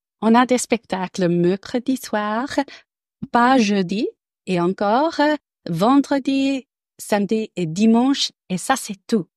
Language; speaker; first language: French; non-native, learner; English